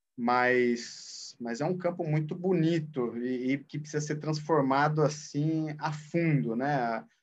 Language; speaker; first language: Portuguese; native; Portuguese